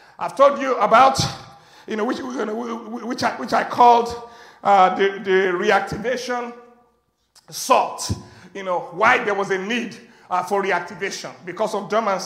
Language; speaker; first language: English; non-native, local second language; Yoruba